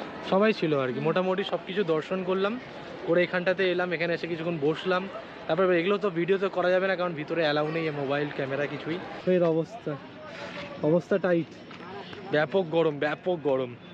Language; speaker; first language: Bangla; native; Bangla